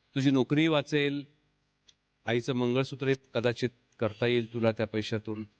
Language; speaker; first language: Marathi; native; Marathi